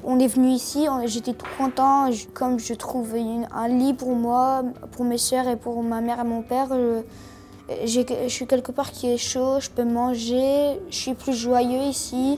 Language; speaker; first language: French; early bilingual, other home language; Armenian